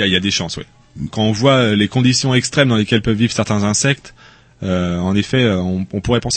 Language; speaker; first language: French; native; French